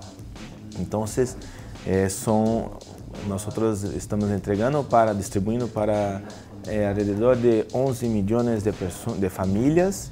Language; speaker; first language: Spanish; non-native, learner; Portuguese